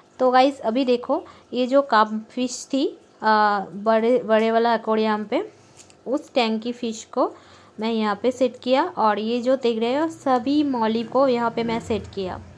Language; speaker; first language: Hindi; non-native, local second language; Bangla